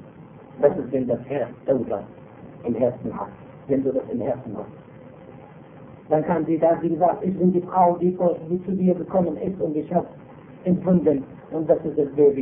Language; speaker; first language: German; non-native, fluent; Arabic